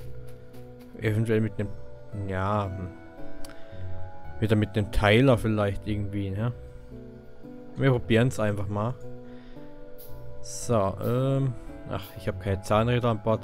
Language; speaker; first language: German; native; German